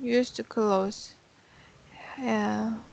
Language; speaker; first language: English; non-native, learner; Korean